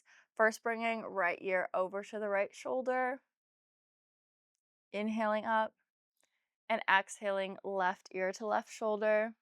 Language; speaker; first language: English; native; English